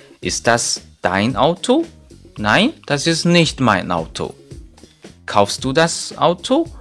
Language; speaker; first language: German; non-native, fluent; Chinese